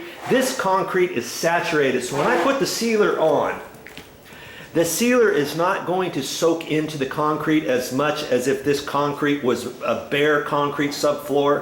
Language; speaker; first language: English; native; English